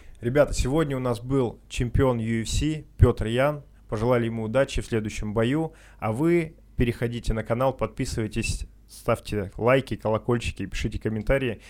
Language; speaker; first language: Russian; native; Russian